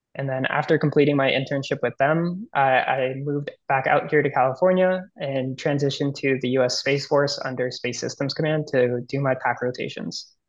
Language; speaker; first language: English; native; English